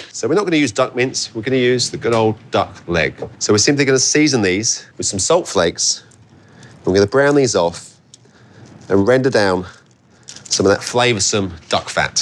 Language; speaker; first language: English; native; English